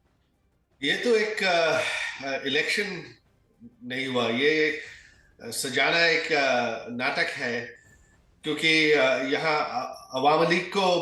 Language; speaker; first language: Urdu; non-native, fluent; Bangla